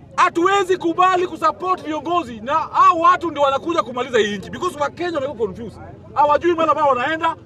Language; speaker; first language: Swahili; native; Swahili